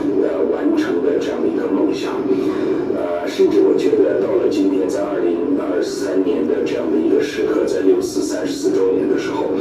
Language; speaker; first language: Chinese; native; Chinese